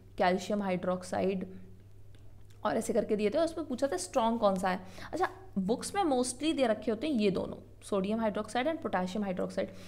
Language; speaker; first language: Hindi; native; Hindi